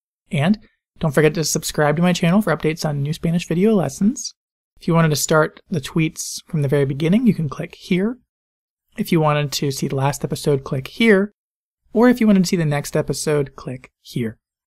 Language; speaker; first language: English; native; English